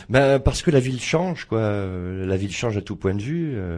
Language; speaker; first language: French; native; French